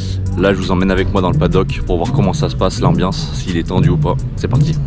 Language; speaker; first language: French; native; French